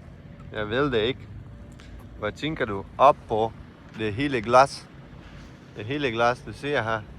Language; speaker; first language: Danish; non-native, learner; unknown